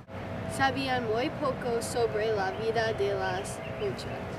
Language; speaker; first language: Spanish; non-native, learner; English